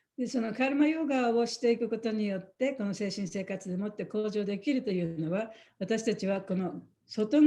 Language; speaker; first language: Japanese; native; Japanese